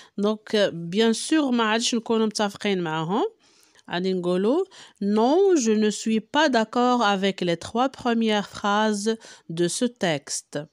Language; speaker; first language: French; non-native, local second language; Arabic